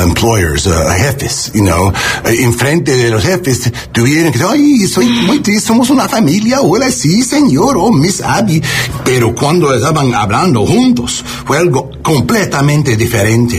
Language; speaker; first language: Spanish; non-native, learner; English